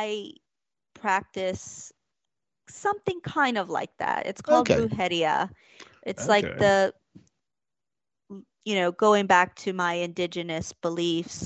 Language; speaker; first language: English; native; English